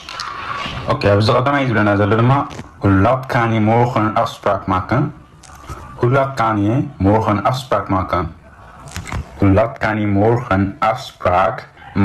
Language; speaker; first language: Dutch; non-native, fluent; Tigrinya